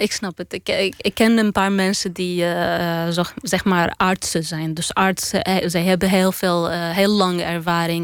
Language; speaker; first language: Dutch; non-native, learner; Arabic